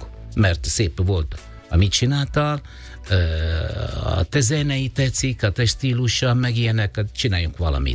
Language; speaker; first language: Hungarian; non-native, fluent; Italian